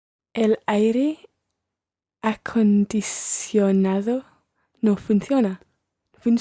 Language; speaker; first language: Spanish; non-native, learner; English